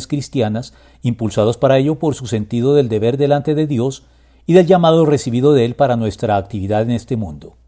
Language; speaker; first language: Spanish; native; Spanish